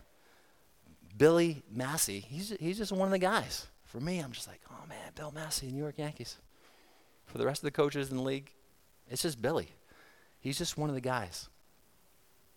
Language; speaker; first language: English; native; English